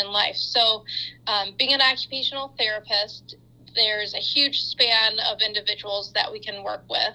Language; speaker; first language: English; native; English